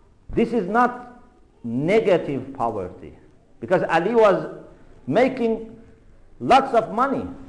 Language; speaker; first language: English; non-native, fluent; Persian